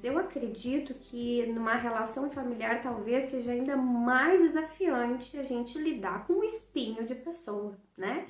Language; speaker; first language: Portuguese; native; Portuguese